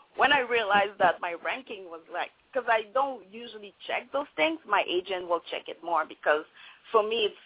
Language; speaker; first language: English; non-native, fluent; French